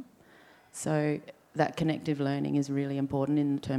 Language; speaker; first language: English; native; English